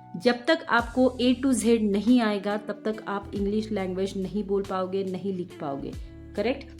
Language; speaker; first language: Hindi; non-native, local second language; Marathi